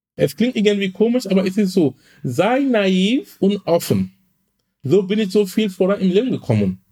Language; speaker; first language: German; non-native, fluent; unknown